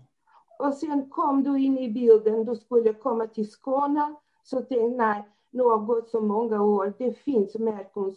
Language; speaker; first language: Swedish; non-native, fluent; Portuguese